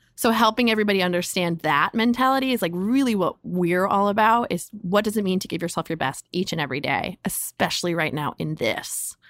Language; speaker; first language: English; native; English